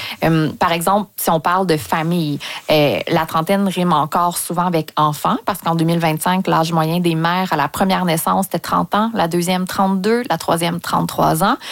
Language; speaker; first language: French; native; French